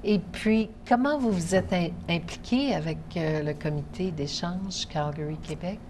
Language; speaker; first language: French; native; French